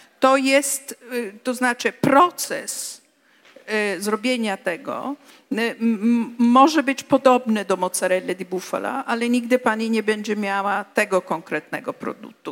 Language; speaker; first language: Polish; non-native, fluent; Italian